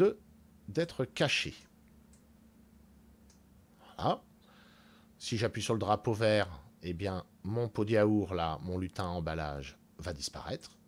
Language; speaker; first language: French; native; French